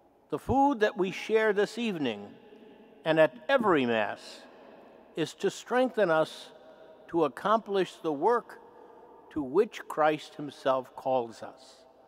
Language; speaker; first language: English; native; English